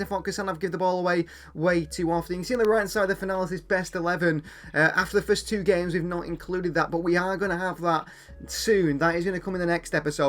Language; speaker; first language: English; native; English